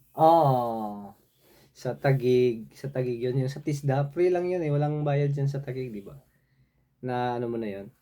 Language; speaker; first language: Filipino; non-native, local second language; Cebuano